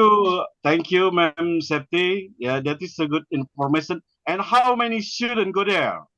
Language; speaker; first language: English; non-native, learner; Indonesian